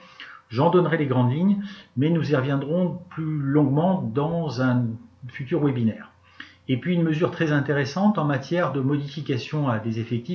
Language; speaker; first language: French; native; French